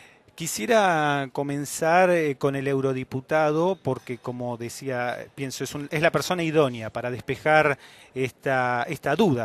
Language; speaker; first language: Spanish; native; Spanish